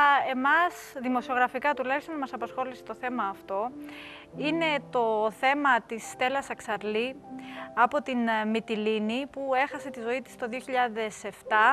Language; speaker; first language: Greek; native; Greek